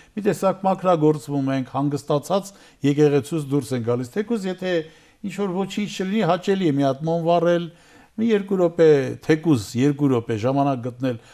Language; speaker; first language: Armenian; native; Armenian